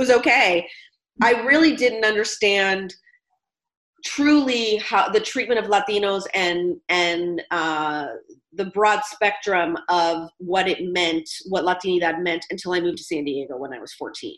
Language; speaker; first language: English; native; English